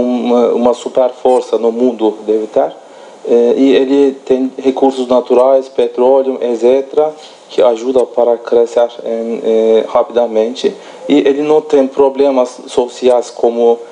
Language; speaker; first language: Portuguese; non-native, fluent; Turkish